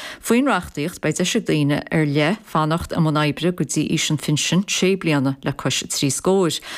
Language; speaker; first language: Irish; native; Irish